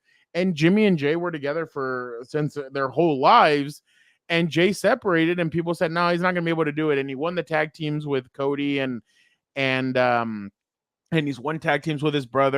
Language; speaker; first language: English; native; English